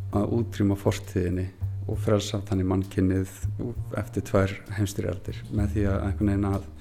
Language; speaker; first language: Icelandic; native; Icelandic